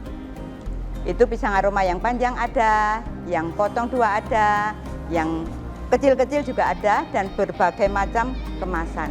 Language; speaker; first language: Indonesian; non-native, local second language; Javanese